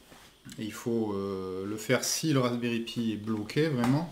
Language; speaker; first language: French; native; French